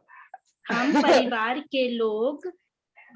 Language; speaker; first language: Hindi; native; Hindi